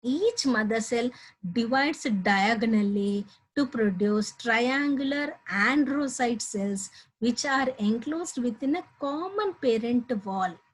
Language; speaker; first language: English; non-native, local second language; Telugu